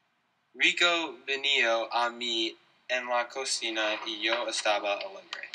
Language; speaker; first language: Spanish; non-native, learner; English